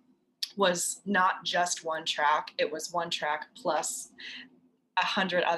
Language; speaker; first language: English; native; English